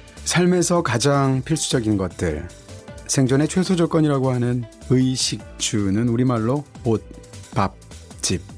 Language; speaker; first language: Korean; native; Korean